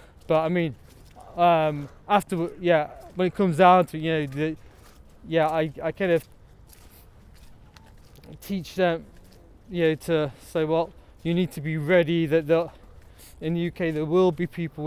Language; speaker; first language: English; native; English